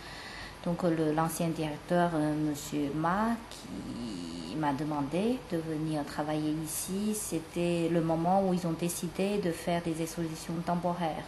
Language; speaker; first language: French; non-native, fluent; Chinese